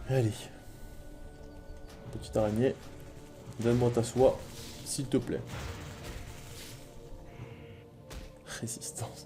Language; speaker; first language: French; native; French